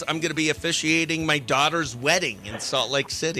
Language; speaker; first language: English; native; English